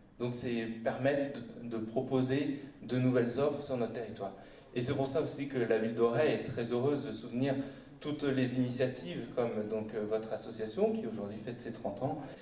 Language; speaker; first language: French; native; French